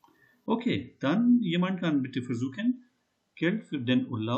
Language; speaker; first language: German; non-native, learner; Hindi